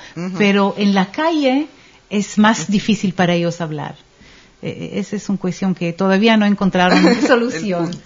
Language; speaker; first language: Spanish; non-native, fluent; Hebrew